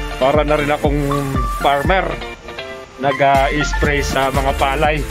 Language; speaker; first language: Filipino; non-native, local second language; Pampanga